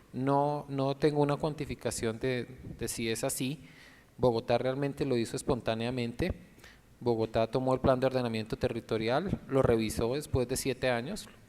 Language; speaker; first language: Spanish; native; Spanish